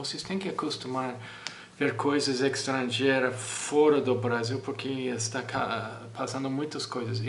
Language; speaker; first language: Portuguese; non-native, fluent; English